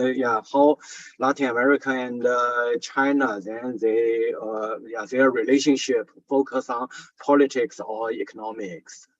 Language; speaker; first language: English; non-native, fluent; Chinese